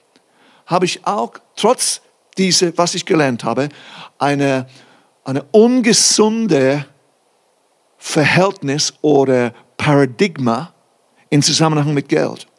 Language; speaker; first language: German; non-native, fluent; English